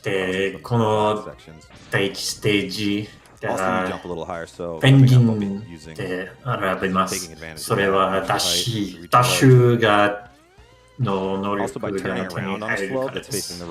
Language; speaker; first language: Japanese; non-native, learner; English